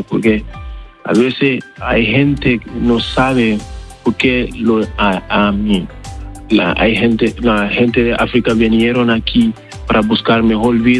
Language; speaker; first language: Spanish; non-native, learner; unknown